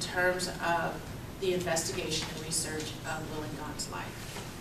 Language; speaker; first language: English; native; English